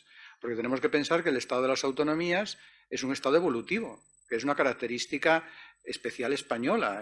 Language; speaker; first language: Spanish; native; Spanish